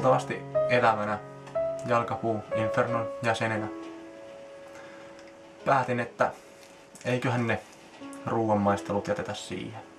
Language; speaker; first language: Finnish; native; Finnish